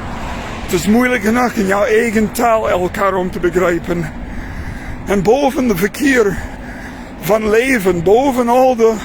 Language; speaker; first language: Dutch; non-native, fluent; English